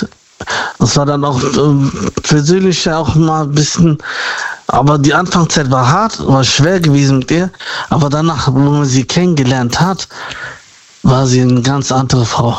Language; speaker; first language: German; native; German